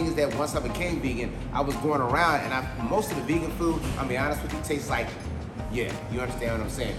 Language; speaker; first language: English; native; English